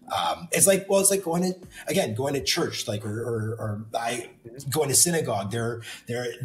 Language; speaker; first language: English; native; English